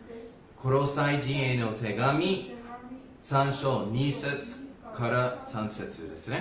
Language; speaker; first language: Japanese; non-native, fluent; English